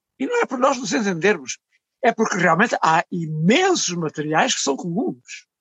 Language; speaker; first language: Portuguese; native; Portuguese